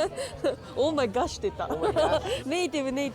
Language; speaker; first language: Japanese; native; Japanese